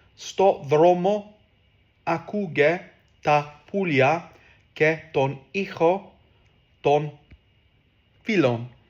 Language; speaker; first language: Greek; non-native, learner; English